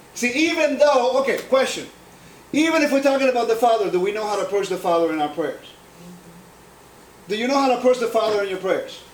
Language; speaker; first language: English; non-native, fluent; Spanish